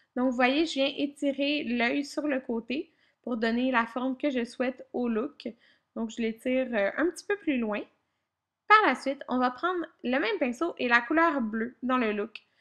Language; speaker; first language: French; native; French